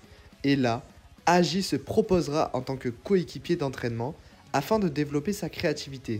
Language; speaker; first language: French; native; French